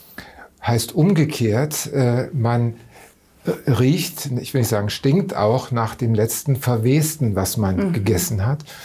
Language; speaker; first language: German; native; German